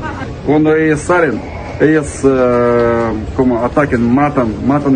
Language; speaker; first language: Spanish; non-native, learner; Ukrainian